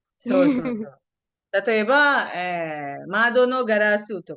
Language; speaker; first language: Japanese; non-native, fluent; Indonesian